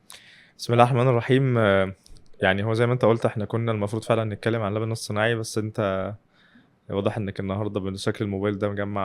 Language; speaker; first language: Arabic; native; Arabic